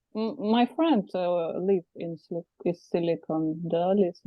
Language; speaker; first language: English; non-native, learner; Russian